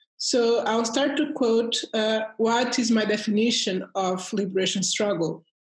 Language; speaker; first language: English; early bilingual, heritage; Portuguese